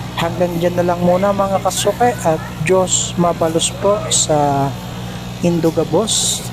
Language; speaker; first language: Filipino; native; Filipino